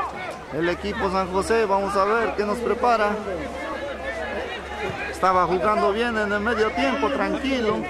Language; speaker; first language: Spanish; native; Spanish